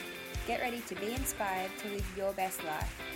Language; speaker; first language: English; native; English